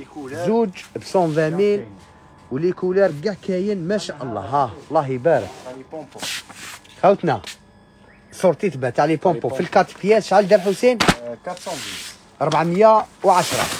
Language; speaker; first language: Arabic; native; Arabic